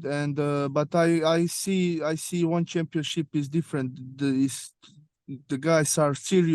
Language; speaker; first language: English; non-native, learner; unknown